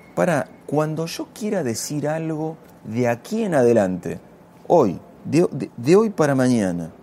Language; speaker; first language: Spanish; native; Spanish